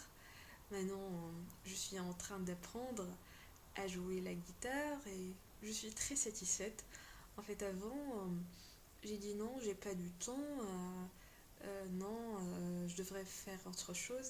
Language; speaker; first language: French; non-native, local second language; Arabic